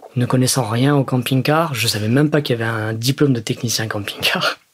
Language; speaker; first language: French; native; French